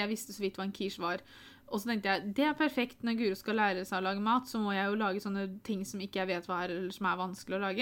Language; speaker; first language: Norwegian; native; Norwegian